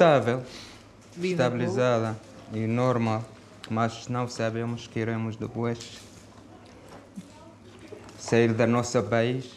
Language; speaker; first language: Portuguese; non-native, learner; Arabic